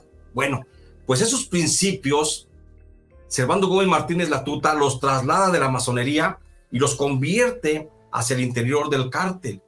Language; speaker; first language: Spanish; native; Spanish